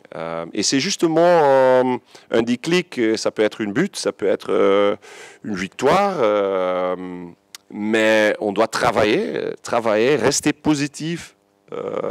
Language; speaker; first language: French; non-native, local second language; Dutch